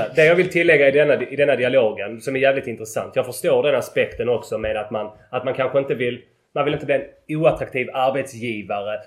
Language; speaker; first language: Swedish; native; Swedish